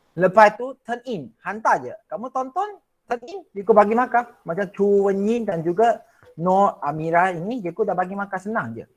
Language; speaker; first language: Malay; non-native, local second language; Chinese